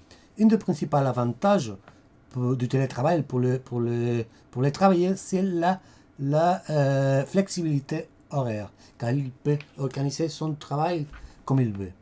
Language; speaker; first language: French; non-native, fluent; Spanish